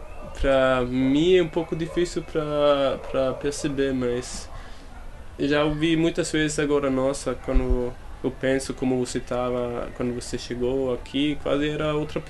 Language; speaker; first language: Portuguese; non-native, fluent; German